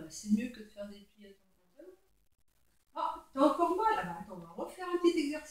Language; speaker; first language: French; native; French